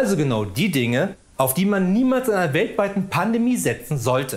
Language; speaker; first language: German; native; German